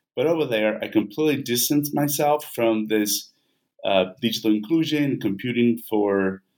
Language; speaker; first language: English; non-native, fluent; Portuguese